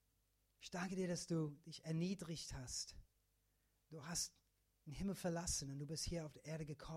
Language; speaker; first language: German; non-native, fluent; English